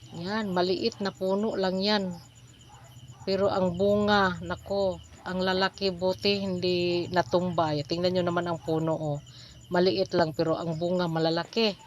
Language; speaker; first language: Filipino; non-native, local second language; Cebuano